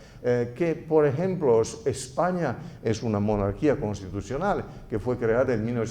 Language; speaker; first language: Spanish; non-native, fluent; Italian